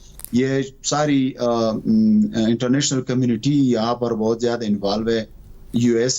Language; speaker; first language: Hindi; non-native, fluent; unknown